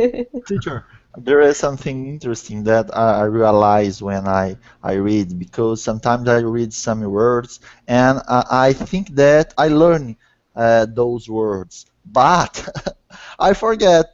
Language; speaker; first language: English; non-native, learner; Portuguese